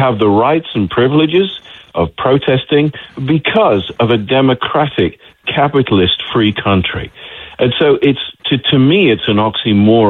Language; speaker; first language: English; native; English